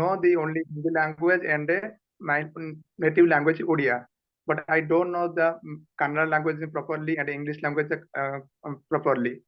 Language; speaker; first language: English; non-native, learner; Odia